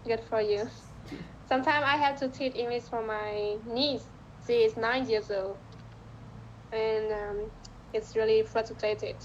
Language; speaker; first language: English; non-native, learner; Vietnamese